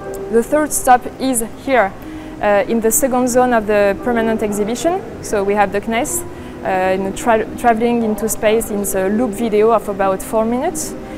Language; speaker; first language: English; non-native, fluent; French